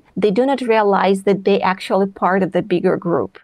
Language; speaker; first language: English; non-native, fluent; Russian